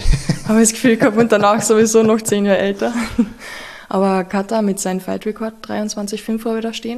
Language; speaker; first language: German; native; German